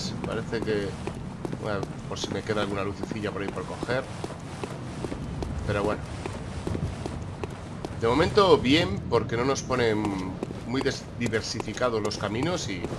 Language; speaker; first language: Spanish; native; Spanish